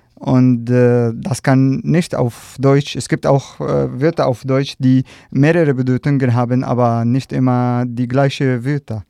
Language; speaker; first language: German; non-native, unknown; Arabic